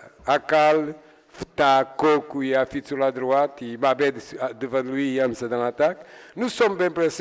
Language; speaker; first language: French; non-native, fluent; Portuguese